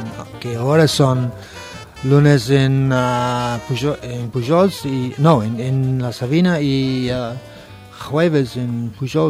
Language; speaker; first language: Spanish; non-native, learner; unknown